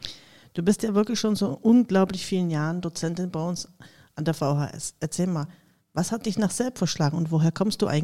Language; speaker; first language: German; native; German